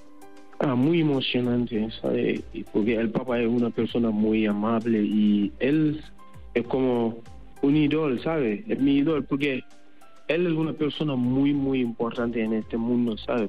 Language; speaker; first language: Spanish; non-native, learner; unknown